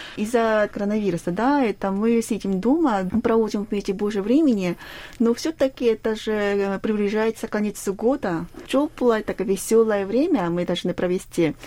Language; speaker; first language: Russian; non-native, fluent; Korean